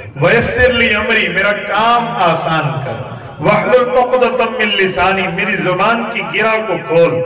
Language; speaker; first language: Urdu; non-native, local second language; Saraiki